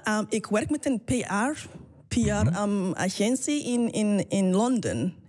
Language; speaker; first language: Dutch; non-native, fluent; English